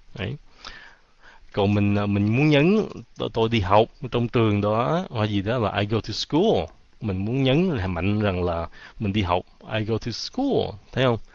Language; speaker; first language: Vietnamese; early bilingual, heritage; Vietnamese